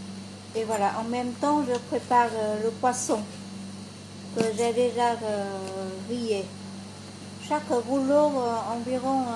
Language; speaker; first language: French; non-native, fluent; Vietnamese